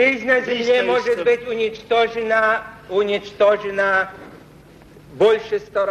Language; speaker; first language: Russian; non-native, fluent; Polish